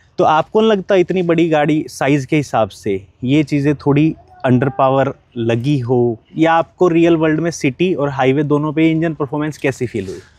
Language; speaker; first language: Hindi; native; Hindi